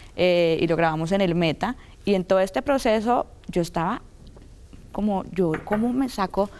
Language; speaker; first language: Spanish; native; Spanish